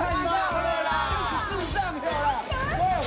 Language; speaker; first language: Chinese; native; Chinese